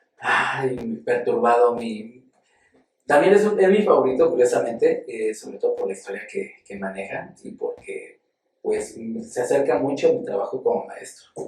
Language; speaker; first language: Spanish; native; Spanish